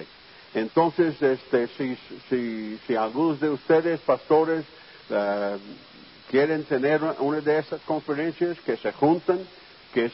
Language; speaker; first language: Spanish; non-native, fluent; English